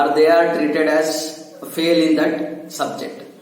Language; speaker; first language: English; non-native, local second language; Kannada